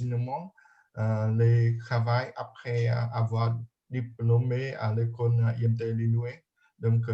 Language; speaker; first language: French; non-native, learner; Vietnamese